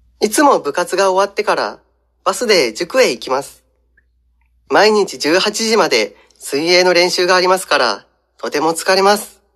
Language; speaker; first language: Japanese; non-native, fluent; Indonesian